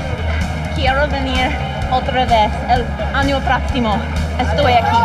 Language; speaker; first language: Spanish; non-native, learner; English